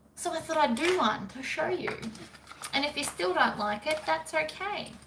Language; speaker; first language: English; native; English